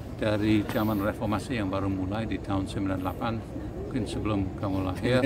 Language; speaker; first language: Indonesian; non-native, fluent; English